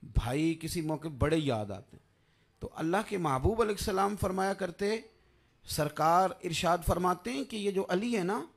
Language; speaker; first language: Urdu; non-native, local second language; Punjabi